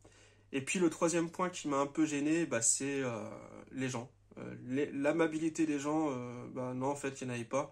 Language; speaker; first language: French; native; French